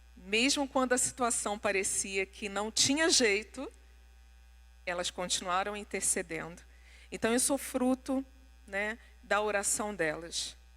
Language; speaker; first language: Portuguese; non-native, local second language; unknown